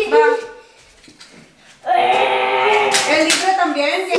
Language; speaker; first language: Spanish; non-native, fluent; Filipino